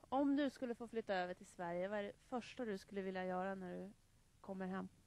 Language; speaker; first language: Swedish; native; Swedish